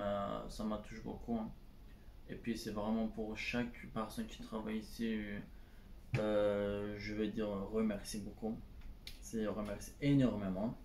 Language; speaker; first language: French; non-native, learner; Turkish